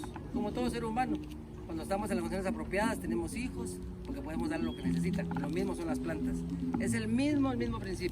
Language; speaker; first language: Spanish; native; Spanish